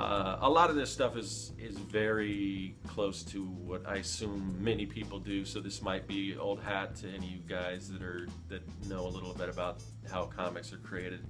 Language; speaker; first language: English; native; English